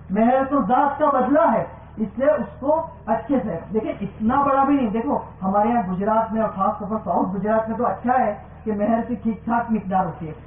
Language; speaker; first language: Urdu; non-native, local second language; Gujarati